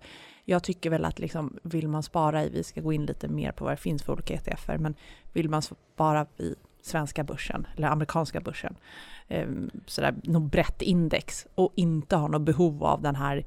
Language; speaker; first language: Swedish; native; Swedish